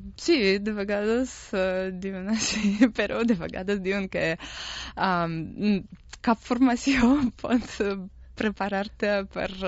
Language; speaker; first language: Catalan; non-native, fluent; Russian